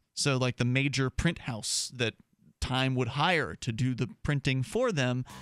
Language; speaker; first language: English; native; English